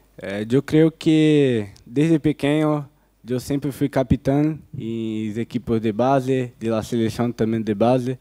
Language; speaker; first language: Spanish; non-native, fluent; Portuguese